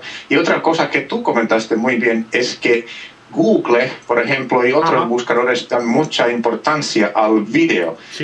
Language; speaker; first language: Spanish; non-native, fluent; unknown